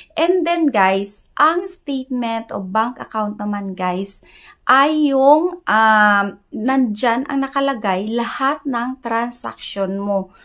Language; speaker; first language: Filipino; non-native, local second language; Hiligaynon